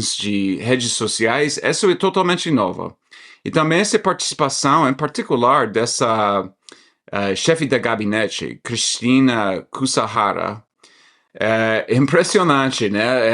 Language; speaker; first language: Portuguese; non-native, fluent; English